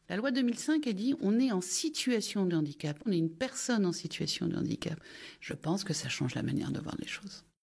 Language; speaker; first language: French; native; French